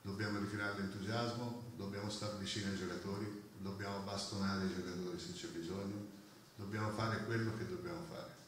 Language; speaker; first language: Italian; native; Italian